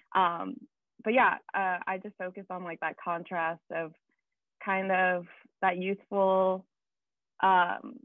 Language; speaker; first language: English; native; English